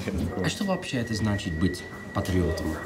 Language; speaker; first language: Russian; non-native, fluent; Dutch